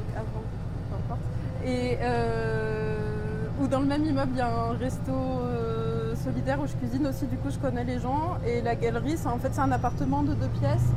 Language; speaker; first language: French; native; French